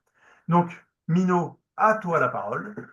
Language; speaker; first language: French; native; French